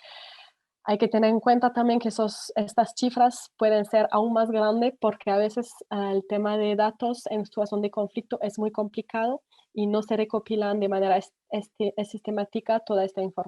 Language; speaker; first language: Spanish; non-native, fluent; French